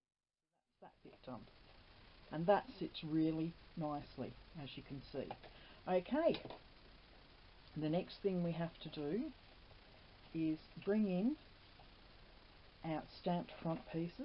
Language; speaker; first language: English; native; English